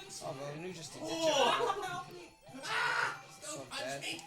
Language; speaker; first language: Welsh; native; Welsh